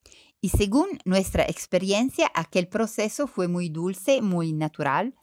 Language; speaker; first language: Spanish; non-native, learner; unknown